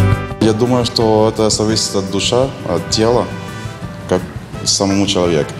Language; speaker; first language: Russian; non-native, fluent; Spanish